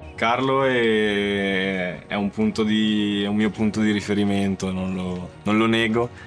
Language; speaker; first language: Italian; native; Italian